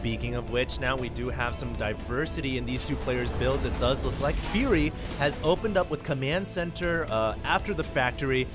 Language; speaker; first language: English; native; English